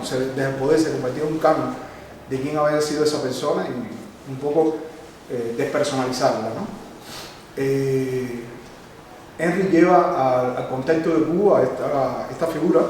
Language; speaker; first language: Spanish; native; Spanish